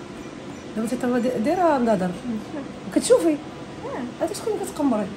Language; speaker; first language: Arabic; native; Arabic